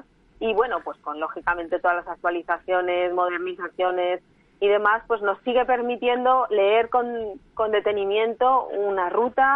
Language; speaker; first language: Spanish; native; Spanish